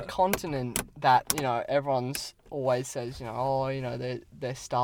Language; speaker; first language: English; native; English